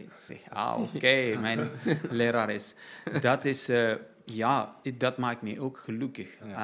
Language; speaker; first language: Dutch; non-native, learner; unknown